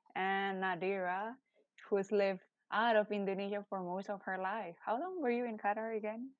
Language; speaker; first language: English; non-native, fluent; Indonesian